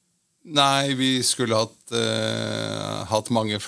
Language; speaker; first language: Norwegian; native; Norwegian